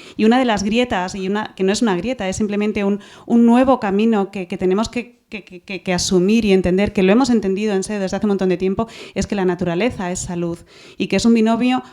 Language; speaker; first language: Spanish; native; Spanish